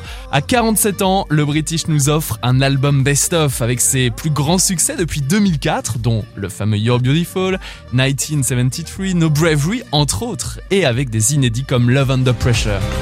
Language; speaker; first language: French; native; French